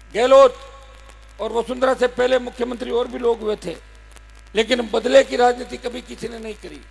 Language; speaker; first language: Hindi; native; Hindi